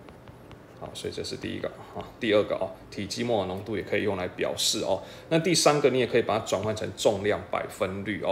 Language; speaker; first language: Chinese; native; Chinese